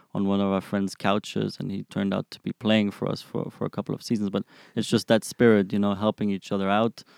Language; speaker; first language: English; non-native, fluent; German